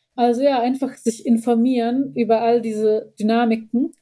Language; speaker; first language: German; early bilingual, heritage; Bosnian